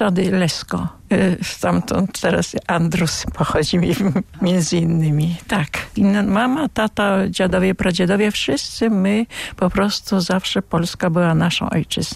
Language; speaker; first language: Polish; non-native, local second language; Ukrainian